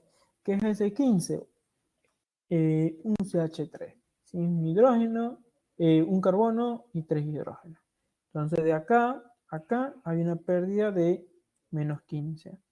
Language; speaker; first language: Spanish; native; Spanish